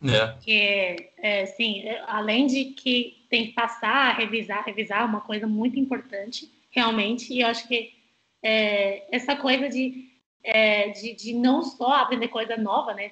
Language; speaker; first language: Portuguese; non-native, fluent; Chinese